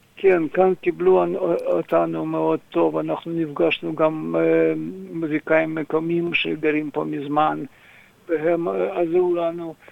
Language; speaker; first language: Hebrew; non-native, fluent; Russian